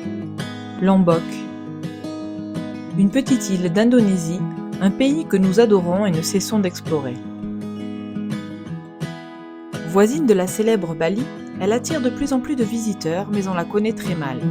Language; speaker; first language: French; native; French